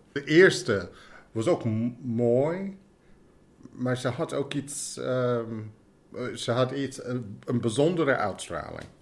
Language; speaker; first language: Dutch; non-native, fluent; English